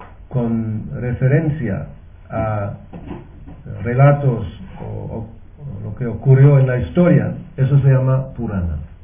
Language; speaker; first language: Spanish; native; Spanish